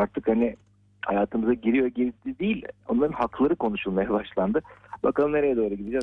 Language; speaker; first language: Turkish; native; Turkish